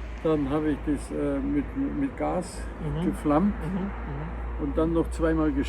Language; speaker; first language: German; non-native, fluent; Filipino